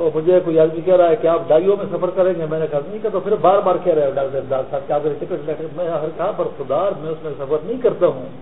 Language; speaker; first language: Urdu; non-native, local second language; Pashto